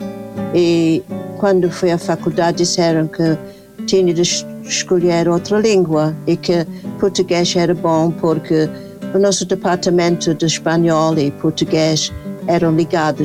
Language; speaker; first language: Portuguese; non-native, fluent; English